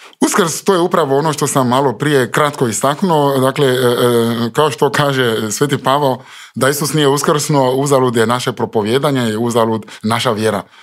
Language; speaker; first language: Croatian; non-native, fluent; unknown